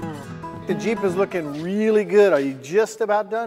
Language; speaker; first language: English; native; English